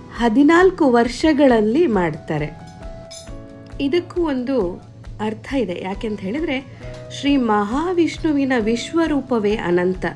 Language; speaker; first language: Kannada; non-native, local second language; Tulu